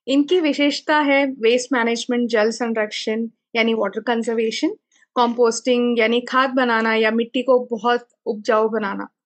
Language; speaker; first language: Hindi; non-native, local second language; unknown